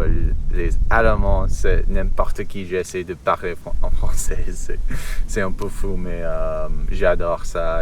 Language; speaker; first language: French; non-native, learner; English